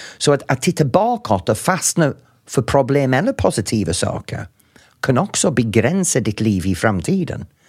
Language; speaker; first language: Swedish; non-native, fluent; English